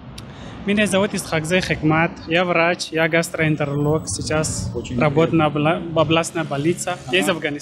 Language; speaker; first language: Russian; non-native, learner; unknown